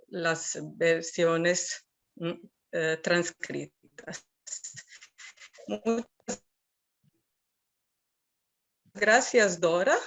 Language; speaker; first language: Spanish; non-native, fluent; Serbian